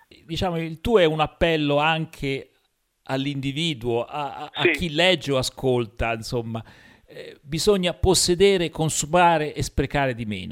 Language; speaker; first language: Italian; native; Italian